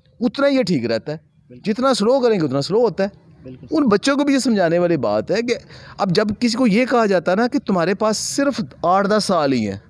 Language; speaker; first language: Urdu; non-native, local second language; Punjabi